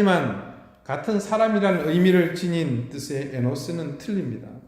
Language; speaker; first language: Korean; native; Korean